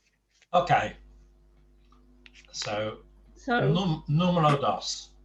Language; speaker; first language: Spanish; non-native, fluent; English